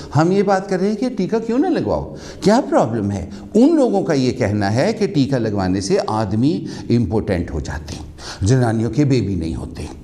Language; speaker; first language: Hindi; native; Hindi